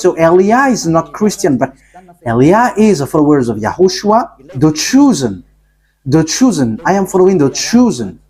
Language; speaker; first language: English; non-native, fluent; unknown